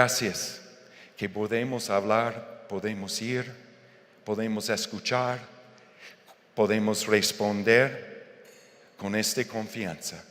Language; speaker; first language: Spanish; non-native, fluent; English